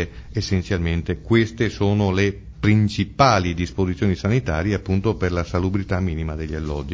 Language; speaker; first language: Italian; native; Italian